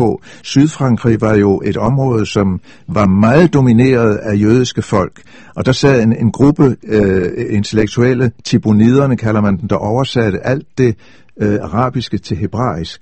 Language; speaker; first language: Danish; native; Danish